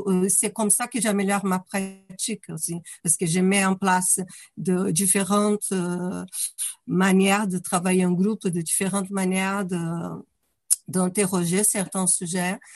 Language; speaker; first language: French; non-native, fluent; Portuguese